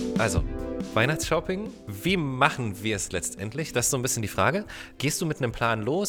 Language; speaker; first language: German; native; German